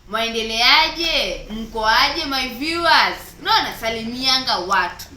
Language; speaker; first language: Swahili; native; Swahili